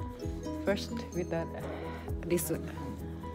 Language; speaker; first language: English; non-native, learner; Filipino